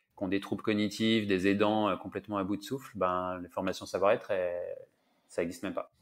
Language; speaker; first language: French; native; French